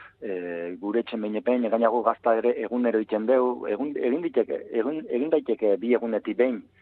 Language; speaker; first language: Basque; native; Basque